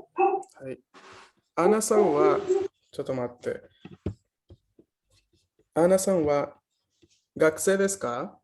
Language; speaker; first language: Japanese; non-native, fluent; Spanish